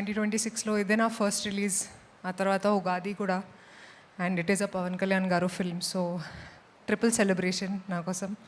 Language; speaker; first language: Telugu; non-native, fluent; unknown